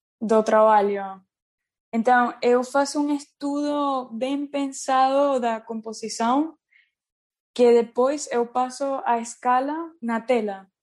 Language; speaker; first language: Portuguese; non-native, learner; Spanish